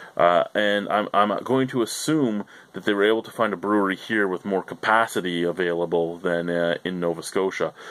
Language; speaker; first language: English; native; English